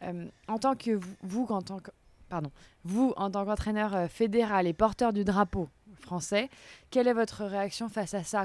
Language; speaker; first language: French; native; French